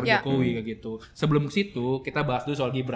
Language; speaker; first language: Indonesian; native; Indonesian